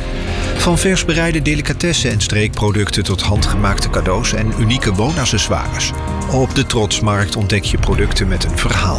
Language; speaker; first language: Dutch; native; Dutch